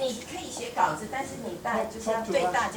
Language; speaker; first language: Chinese; native; Chinese